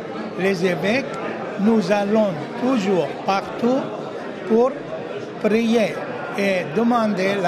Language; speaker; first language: French; non-native, fluent; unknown